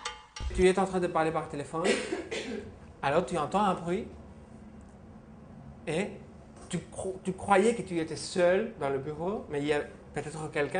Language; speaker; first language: French; non-native, fluent; Spanish